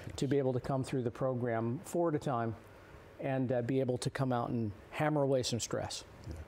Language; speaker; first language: English; native; English